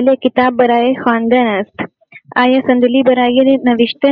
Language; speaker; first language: Persian; non-native, learner; Urdu